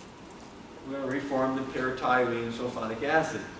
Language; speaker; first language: English; native; English